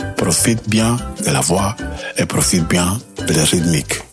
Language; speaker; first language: French; non-native, learner; Spanish